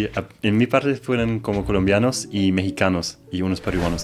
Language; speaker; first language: Spanish; non-native, fluent; German